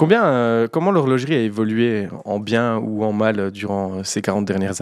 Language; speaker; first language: French; native; French